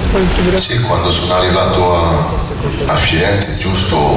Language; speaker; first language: Italian; non-native, fluent; French